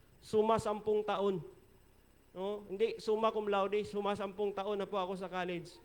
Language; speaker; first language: Filipino; non-native, local second language; Hiligaynon